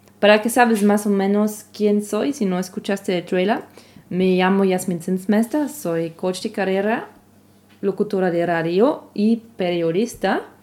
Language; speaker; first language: Spanish; non-native, fluent; German